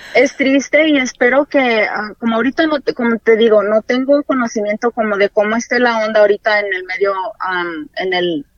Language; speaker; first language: Spanish; native; Spanish